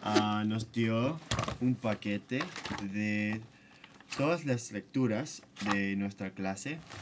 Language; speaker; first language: Spanish; non-native, fluent; English